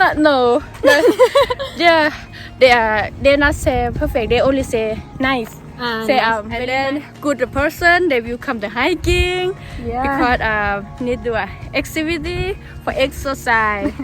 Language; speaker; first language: English; non-native, learner; Thai